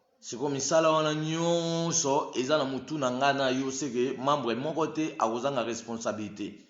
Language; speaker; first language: Lingala; non-native, local second language; Kongo